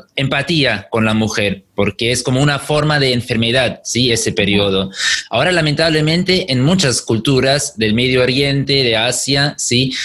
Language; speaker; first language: Spanish; non-native, fluent; German